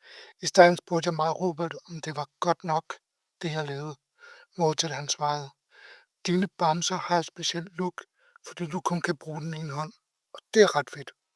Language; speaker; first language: Danish; native; Danish